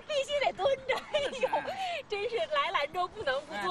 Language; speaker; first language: Chinese; native; Chinese